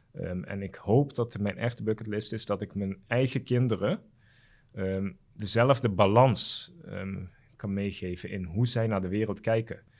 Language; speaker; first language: Dutch; non-native, local second language; Papiamento